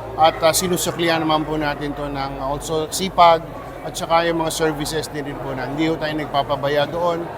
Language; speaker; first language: Filipino; native; Filipino